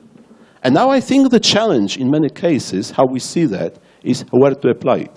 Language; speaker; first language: English; non-native, fluent; Polish